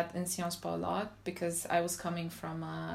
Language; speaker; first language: English; non-native, fluent; Romanian